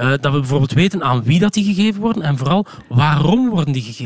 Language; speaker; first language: Dutch; native; Dutch